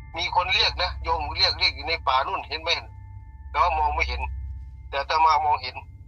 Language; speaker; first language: Thai; non-native, local second language; Northeastern Thai